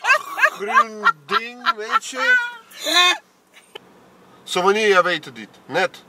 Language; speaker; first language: Dutch; non-native, learner; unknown